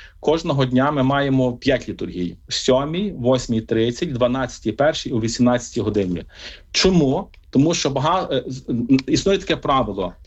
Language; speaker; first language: Ukrainian; native; Ukrainian